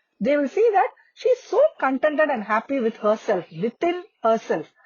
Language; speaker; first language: English; non-native, local second language; Tamil